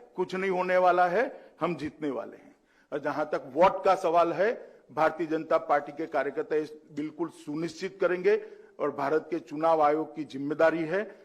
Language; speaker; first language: Hindi; non-native, local second language; Gujarati